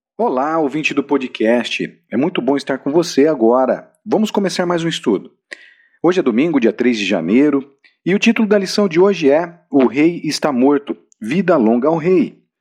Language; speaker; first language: Portuguese; native; Portuguese